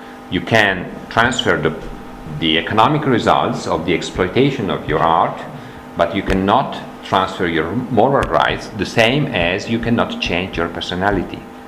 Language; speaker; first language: English; non-native, fluent; Italian